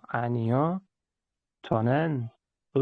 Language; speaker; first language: Korean; non-native, fluent; Uzbek